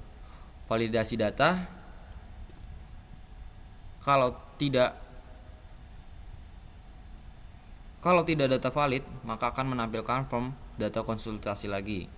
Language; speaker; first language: Indonesian; native; Indonesian